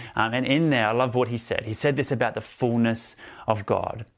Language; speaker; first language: English; native; English